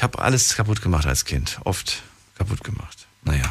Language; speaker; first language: German; native; German